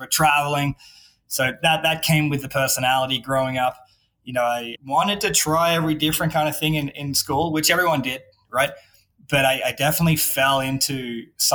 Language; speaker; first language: English; native; English